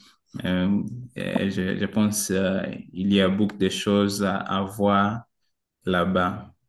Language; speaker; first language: French; non-native, learner; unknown